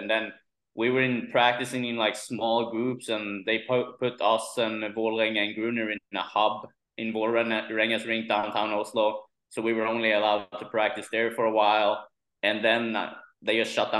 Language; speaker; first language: English; non-native, fluent; Swedish